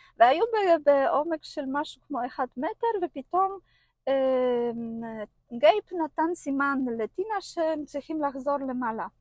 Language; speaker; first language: Hebrew; non-native, fluent; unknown